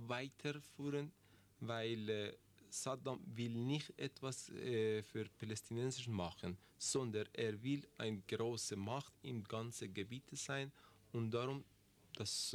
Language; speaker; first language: German; non-native, learner; Persian